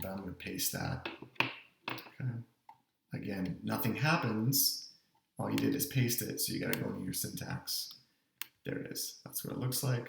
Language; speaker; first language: English; native; English